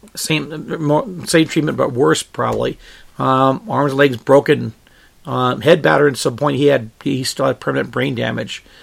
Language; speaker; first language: English; native; English